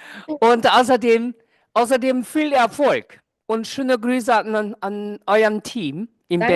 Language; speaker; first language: German; non-native, fluent; Chinese